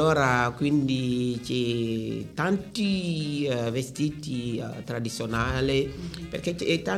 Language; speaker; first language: Italian; non-native, learner; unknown